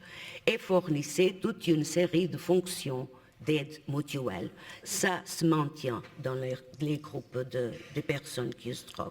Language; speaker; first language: French; non-native, fluent; Portuguese